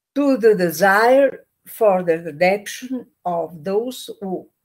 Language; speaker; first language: English; non-native, learner; Italian